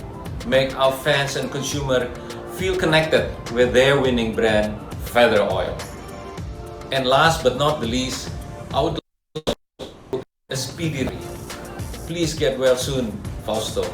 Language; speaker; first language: English; non-native, fluent; Indonesian